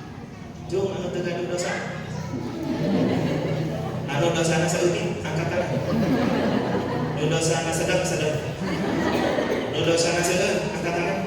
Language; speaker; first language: Indonesian; non-native, local second language; Sundanese